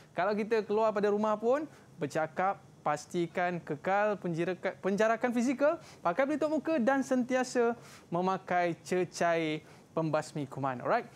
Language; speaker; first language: Malay; native; Malay